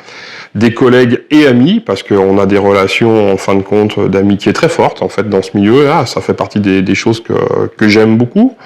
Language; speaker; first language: French; native; French